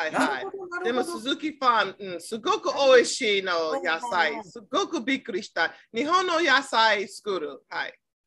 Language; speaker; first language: Japanese; non-native, learner; English